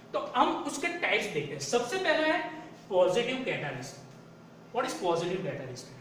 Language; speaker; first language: Hindi; non-native, local second language; Gujarati